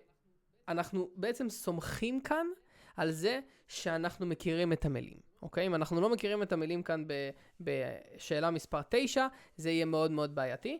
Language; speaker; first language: Hebrew; native; Hebrew